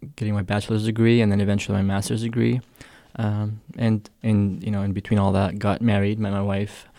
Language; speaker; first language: English; early bilingual, other home language; Arabic